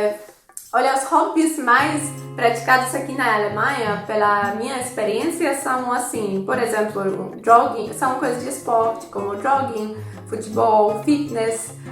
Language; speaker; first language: Portuguese; non-native, fluent; Polish